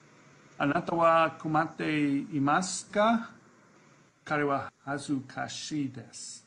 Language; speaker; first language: Japanese; non-native, learner; English